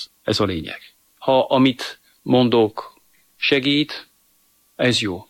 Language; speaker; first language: Hungarian; non-native, fluent; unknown